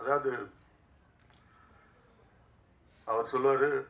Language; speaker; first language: Tamil; native; Tamil